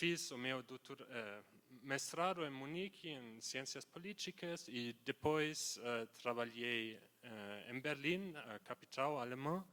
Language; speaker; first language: Portuguese; non-native, fluent; German